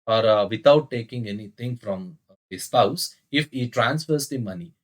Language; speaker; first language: English; non-native, local second language; Kannada